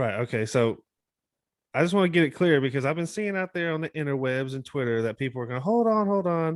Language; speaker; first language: English; native; English